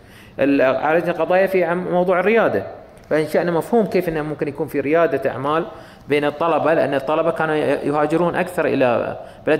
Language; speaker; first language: Arabic; native; Arabic